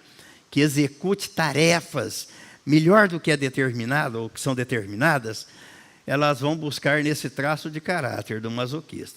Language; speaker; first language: Portuguese; native; Portuguese